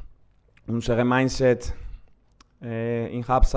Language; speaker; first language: German; non-native, learner; Spanish